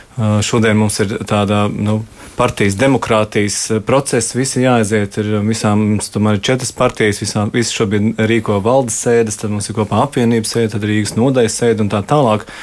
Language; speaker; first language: Latvian; native; Latvian